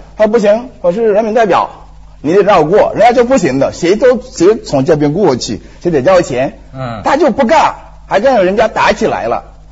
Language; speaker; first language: Chinese; non-native, fluent; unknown